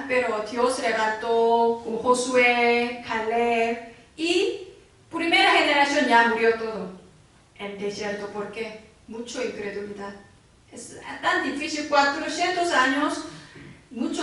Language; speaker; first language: Spanish; non-native, learner; Korean